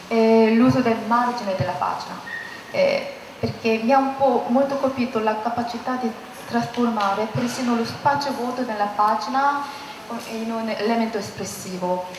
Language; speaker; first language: Italian; non-native, fluent; Korean